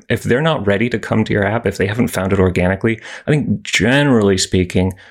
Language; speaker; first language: English; native; English